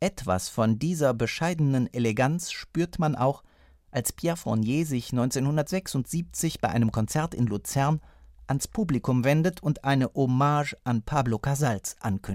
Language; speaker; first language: German; native; German